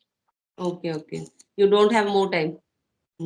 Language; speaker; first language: English; non-native, fluent; Hindi